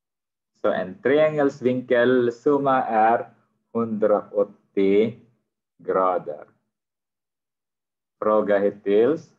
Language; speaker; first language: Swedish; non-native, fluent; Arabic